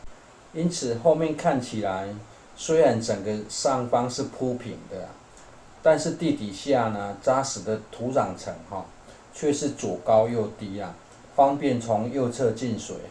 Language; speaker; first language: Chinese; native; Chinese